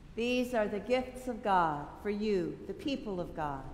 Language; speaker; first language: English; native; English